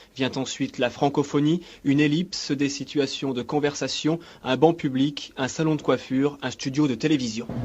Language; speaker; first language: French; native; French